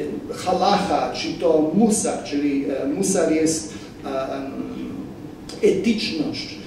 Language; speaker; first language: Polish; non-native, fluent; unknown